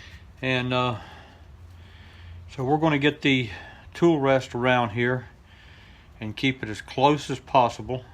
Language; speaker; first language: English; native; English